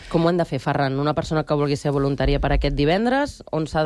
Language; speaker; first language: Catalan; native; Catalan